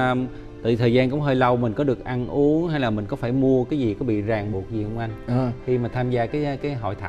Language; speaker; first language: Vietnamese; early bilingual, heritage; Vietnamese